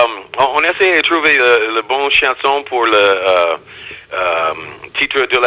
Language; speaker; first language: French; non-native, learner; English